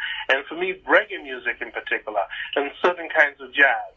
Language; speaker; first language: English; non-native, local second language; Igbo